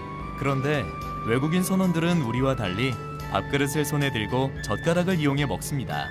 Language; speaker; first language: Korean; native; Korean